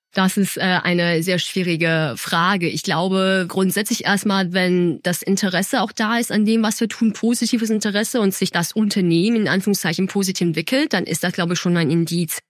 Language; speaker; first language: German; early bilingual, other home language; Chinese